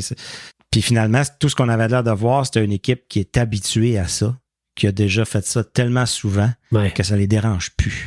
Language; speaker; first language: French; native; French